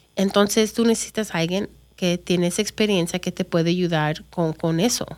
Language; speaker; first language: Spanish; early bilingual, other home language; English